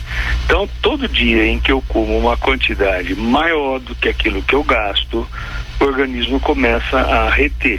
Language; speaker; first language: Portuguese; native; Portuguese